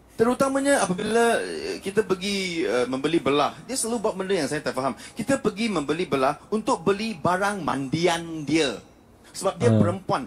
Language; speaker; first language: Malay; non-native, local second language; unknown